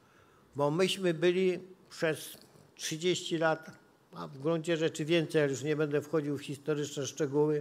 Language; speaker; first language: Polish; native; Polish